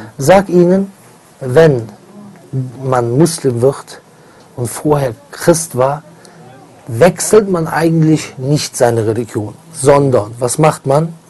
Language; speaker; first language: German; native; German